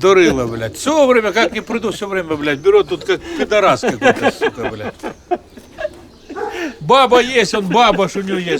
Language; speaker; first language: Russian; native; Russian